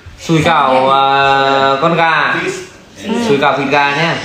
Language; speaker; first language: Vietnamese; native; Vietnamese